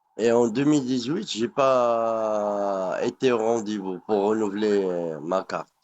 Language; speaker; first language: French; non-native, local second language; Arabic